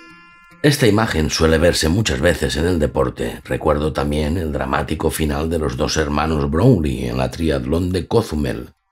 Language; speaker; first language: Spanish; native; Spanish